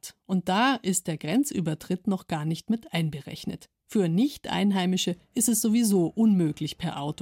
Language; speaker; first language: German; native; German